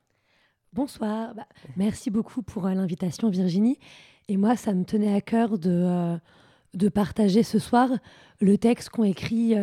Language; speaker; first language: French; native; French